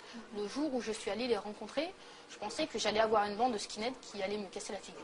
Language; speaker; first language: French; native; French